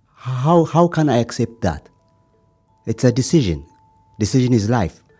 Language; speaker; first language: English; non-native, fluent; Amharic